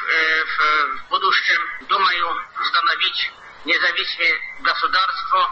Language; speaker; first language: Russian; non-native, fluent; Polish